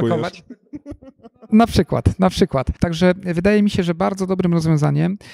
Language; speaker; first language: Polish; native; Polish